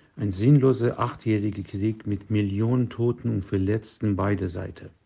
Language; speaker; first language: German; non-native, fluent; Persian